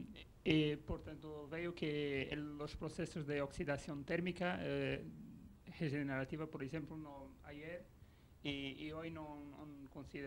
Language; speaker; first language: Spanish; non-native, fluent; Portuguese